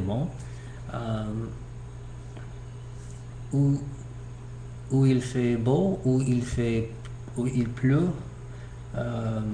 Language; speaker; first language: French; non-native, learner; English